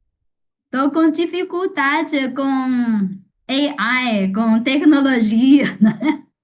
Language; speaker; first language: Portuguese; non-native, fluent; Chinese